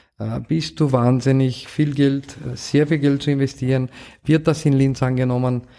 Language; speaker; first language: German; non-native, fluent; Romanian